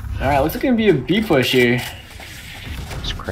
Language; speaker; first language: English; native; English